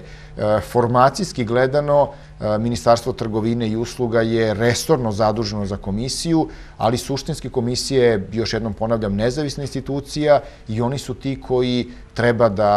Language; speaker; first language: Serbian; native; Serbian